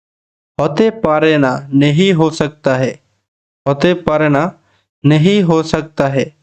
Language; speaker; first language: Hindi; non-native, learner; Bangla